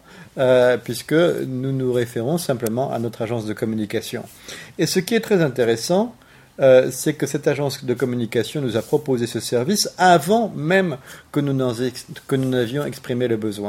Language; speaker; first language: French; native; French